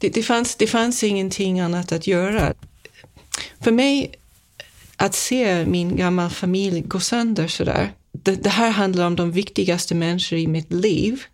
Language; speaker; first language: Swedish; non-native, fluent; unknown